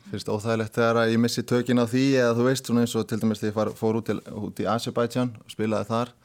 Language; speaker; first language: Icelandic; native; Icelandic